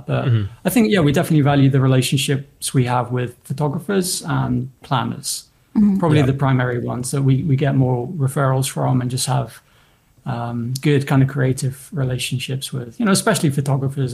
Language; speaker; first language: English; native; English